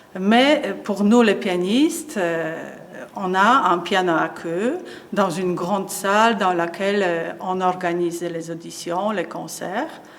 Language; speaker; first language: French; non-native, fluent; Polish